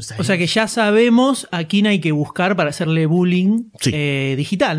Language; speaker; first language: Spanish; native; Spanish